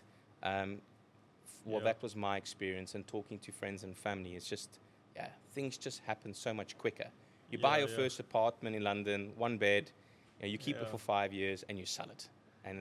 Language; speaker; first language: English; native; English